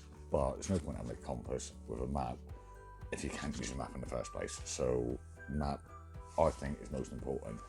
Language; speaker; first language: English; native; English